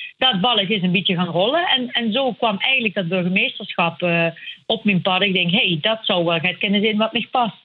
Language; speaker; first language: Dutch; native; Dutch